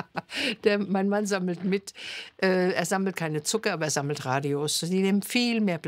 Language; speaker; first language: German; native; German